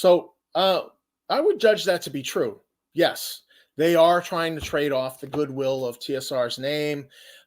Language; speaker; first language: English; native; English